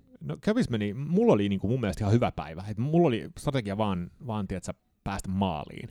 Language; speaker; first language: Finnish; early bilingual, heritage; Finnish